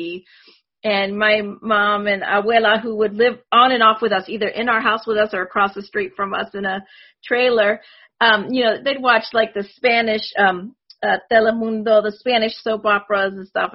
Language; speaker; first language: English; early bilingual, other home language; Spanish